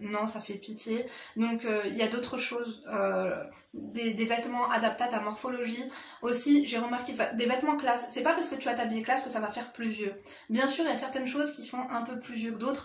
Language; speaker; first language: French; native; French